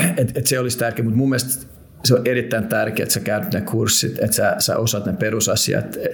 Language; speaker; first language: Finnish; non-native, local second language; Swedish